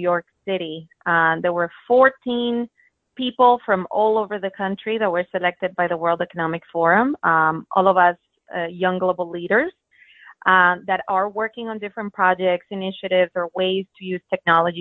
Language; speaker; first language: English; non-native, fluent; Spanish